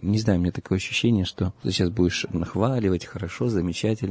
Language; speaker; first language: Russian; native; Russian